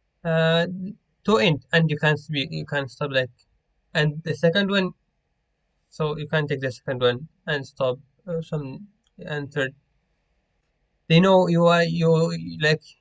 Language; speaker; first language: English; non-native, learner; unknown